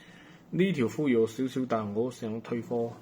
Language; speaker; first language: Cantonese; non-native, learner; Chinese